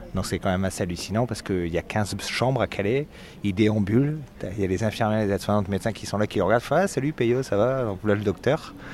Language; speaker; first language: French; native; French